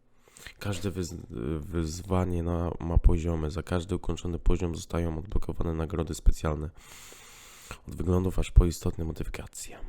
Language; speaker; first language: Polish; native; Polish